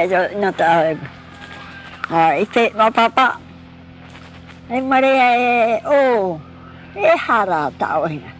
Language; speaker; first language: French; non-native, local second language; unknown